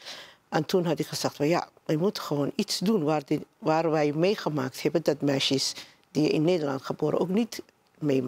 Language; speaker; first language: Dutch; non-native, learner; Somali